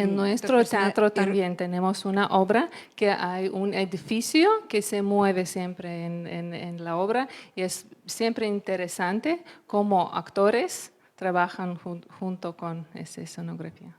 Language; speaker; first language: Spanish; non-native, learner; Lithuanian